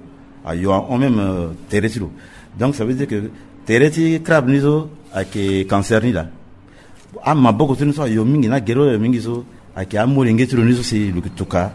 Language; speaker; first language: French; non-native, local second language; Sango